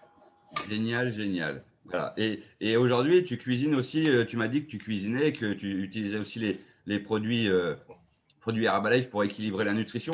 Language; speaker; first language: French; native; French